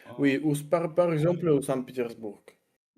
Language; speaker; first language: French; non-native, learner; Russian